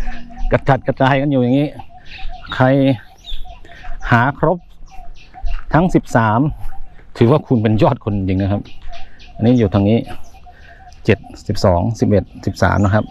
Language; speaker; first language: Thai; native; Thai